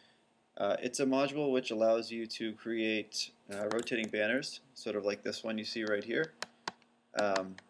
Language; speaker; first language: English; native; English